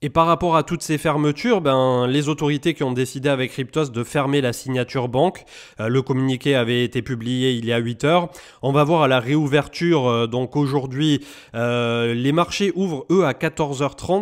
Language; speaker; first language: French; native; French